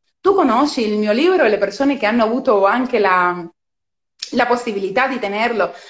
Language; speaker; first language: Italian; non-native, fluent; Spanish